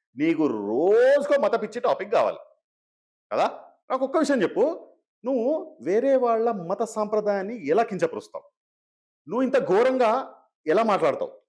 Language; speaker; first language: Telugu; native; Telugu